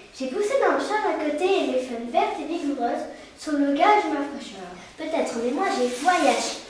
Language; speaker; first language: French; native; French